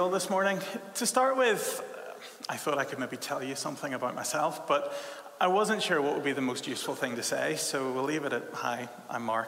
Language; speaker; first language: English; native; English